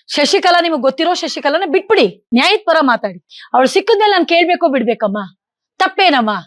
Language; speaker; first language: Kannada; native; Kannada